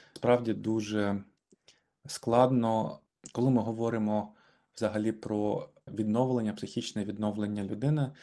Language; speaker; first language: Ukrainian; native; Ukrainian